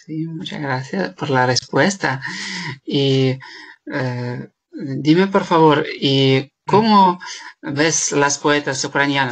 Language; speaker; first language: Spanish; non-native, fluent; Ukrainian